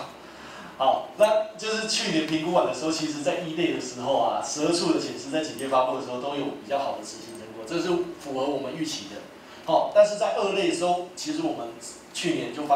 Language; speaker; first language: Chinese; native; Chinese